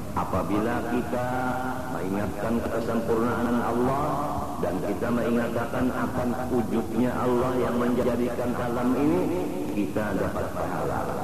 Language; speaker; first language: Malay; non-native, local second language; Banjar